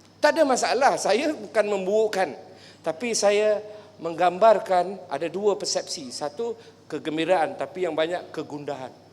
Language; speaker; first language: Malay; native; Malay